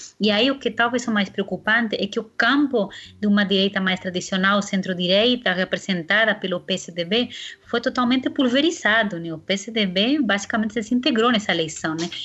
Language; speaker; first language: Portuguese; non-native, fluent; Spanish